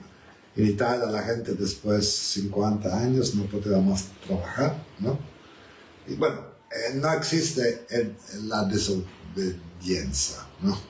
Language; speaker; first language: Spanish; non-native, learner; Italian